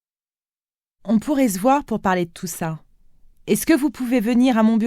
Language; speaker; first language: French; native; French